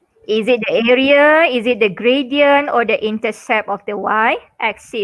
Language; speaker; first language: English; non-native, local second language; Malay